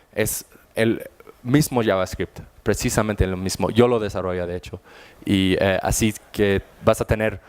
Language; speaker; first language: Spanish; non-native, fluent; German